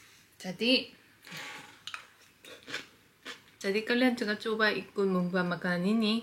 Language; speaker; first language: Indonesian; non-native, fluent; Korean